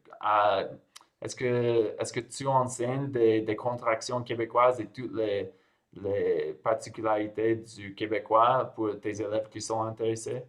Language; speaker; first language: French; non-native, fluent; English